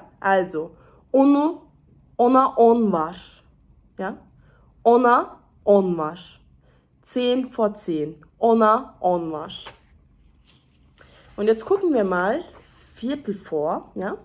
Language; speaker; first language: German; early bilingual, other home language; Turkish